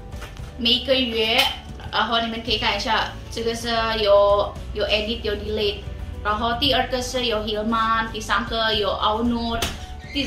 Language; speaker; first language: Chinese; non-native, learner; Indonesian